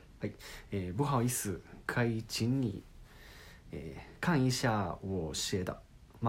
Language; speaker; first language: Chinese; non-native, learner; Japanese